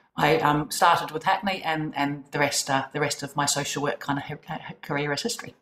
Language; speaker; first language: English; native; English